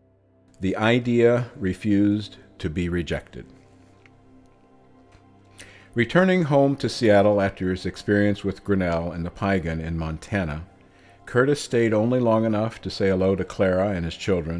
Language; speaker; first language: English; native; English